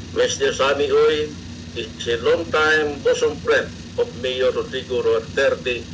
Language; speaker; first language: English; non-native, local second language; Cebuano